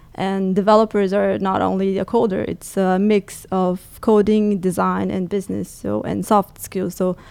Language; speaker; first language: English; non-native, fluent; Portuguese